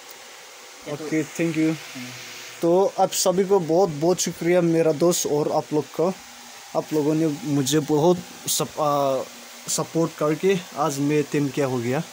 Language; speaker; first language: Hindi; non-native, local second language; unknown